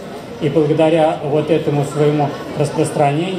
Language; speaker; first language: Russian; native; Russian